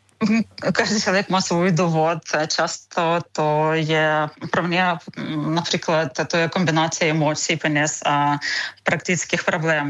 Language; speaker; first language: Czech; non-native, learner; Ukrainian